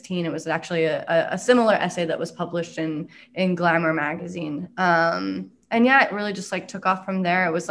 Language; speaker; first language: English; native; English